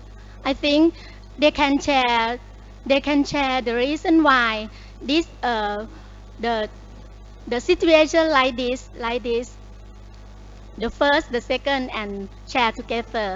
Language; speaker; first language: English; non-native, learner; Thai